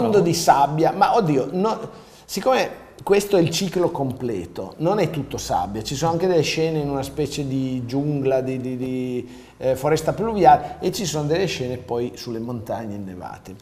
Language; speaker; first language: Italian; native; Italian